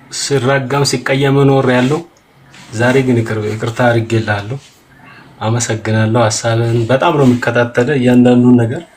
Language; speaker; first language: Amharic; non-native, local second language; Oromo